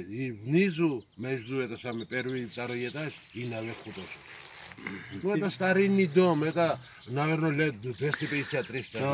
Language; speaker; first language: Russian; non-native, local second language; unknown